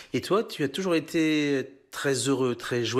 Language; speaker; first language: French; native; French